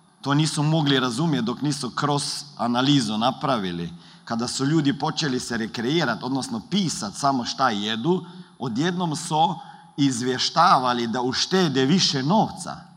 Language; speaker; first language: Croatian; early bilingual, heritage; Croatian